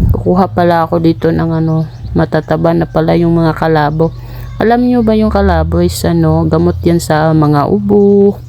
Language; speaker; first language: Filipino; non-native, local second language; Cebuano